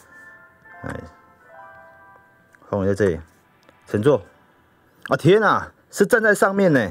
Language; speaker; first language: Chinese; native; Chinese